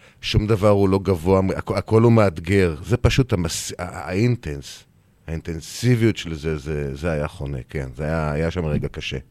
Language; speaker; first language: Hebrew; native; Hebrew